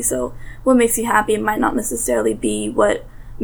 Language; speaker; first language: English; early bilingual, other home language; Russian